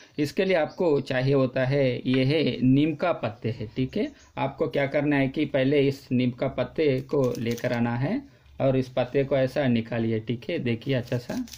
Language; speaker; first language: Hindi; non-native, local second language; Telugu